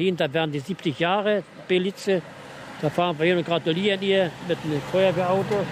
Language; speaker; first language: German; native; German